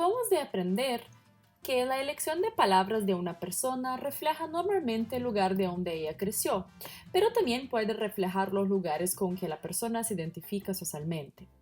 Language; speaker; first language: Spanish; non-native, fluent; Portuguese